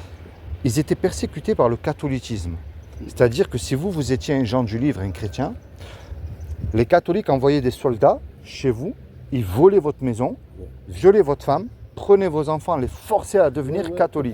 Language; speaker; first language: French; native; French